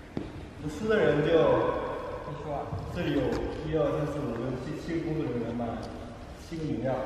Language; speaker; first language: Chinese; native; Chinese